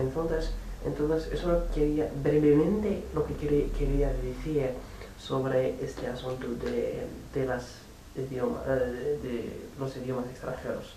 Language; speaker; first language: Spanish; non-native, learner; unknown